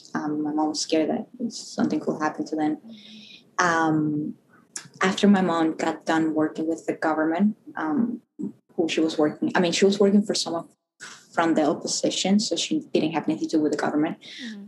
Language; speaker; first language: English; non-native, fluent; Spanish